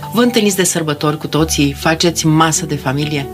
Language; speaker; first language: Romanian; native; Romanian